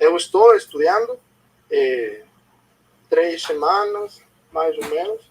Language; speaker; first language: Portuguese; non-native, learner; Spanish